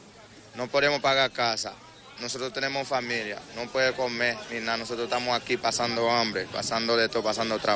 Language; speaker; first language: Spanish; non-native, learner; Haitian Creole